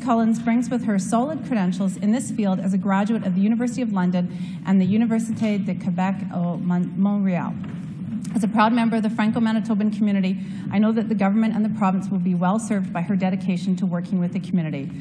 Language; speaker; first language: English; native; English